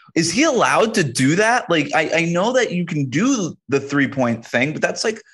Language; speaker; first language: English; native; English